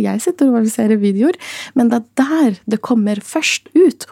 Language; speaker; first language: Norwegian; non-native, fluent; Arabic